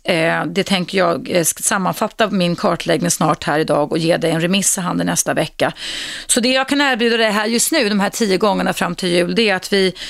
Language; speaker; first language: Swedish; native; Swedish